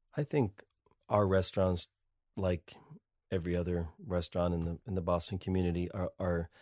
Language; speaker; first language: English; native; English